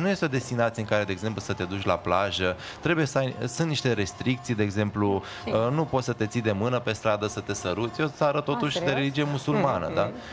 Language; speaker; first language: Romanian; native; Romanian